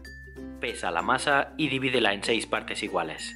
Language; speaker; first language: Spanish; native; Spanish